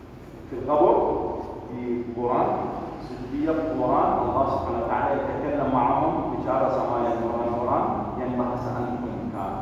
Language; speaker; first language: Indonesian; non-native, learner; Arabic